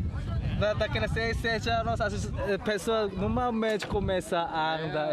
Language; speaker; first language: Portuguese; non-native, learner; Korean